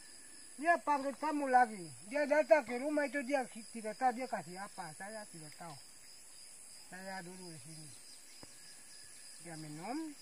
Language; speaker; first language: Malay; non-native, local second language; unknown